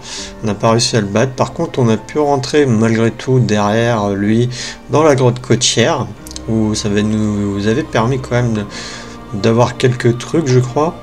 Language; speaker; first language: French; native; French